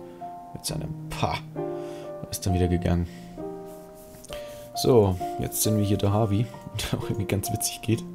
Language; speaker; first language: German; native; German